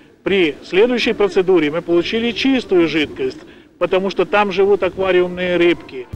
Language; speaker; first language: Russian; native; Russian